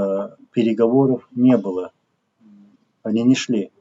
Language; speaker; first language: Russian; non-native, local second language; Chechen